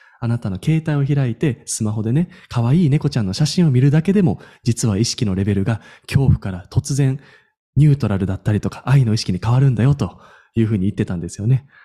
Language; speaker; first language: Japanese; native; Japanese